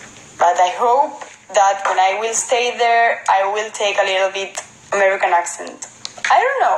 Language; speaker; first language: English; non-native, fluent; Spanish